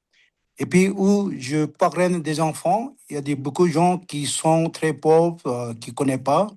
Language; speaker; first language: French; non-native, learner; Sherpa